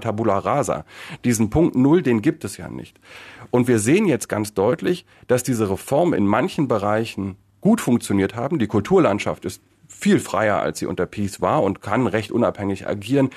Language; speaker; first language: German; native; German